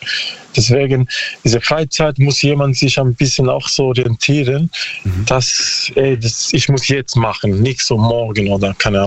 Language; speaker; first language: German; non-native, learner; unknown